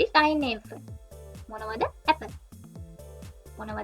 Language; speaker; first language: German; non-native, learner; Sinhala